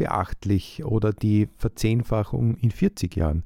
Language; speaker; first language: German; native; German